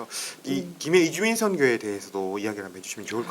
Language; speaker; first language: Korean; native; Korean